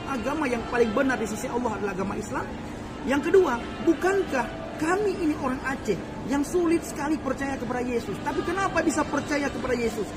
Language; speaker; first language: Indonesian; non-native, local second language; Achinese